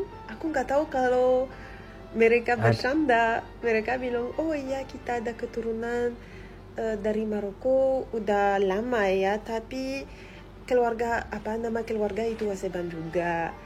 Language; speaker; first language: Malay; non-native, fluent; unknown